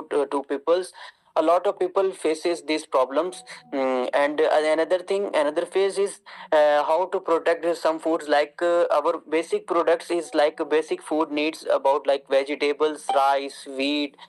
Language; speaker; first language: English; non-native, learner; Urdu